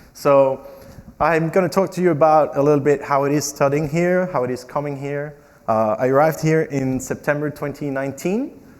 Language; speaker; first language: English; non-native, fluent; French